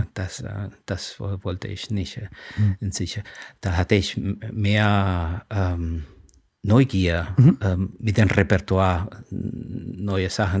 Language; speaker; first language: German; non-native, fluent; Spanish